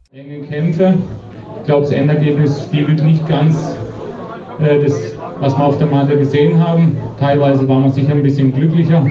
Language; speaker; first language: German; native; German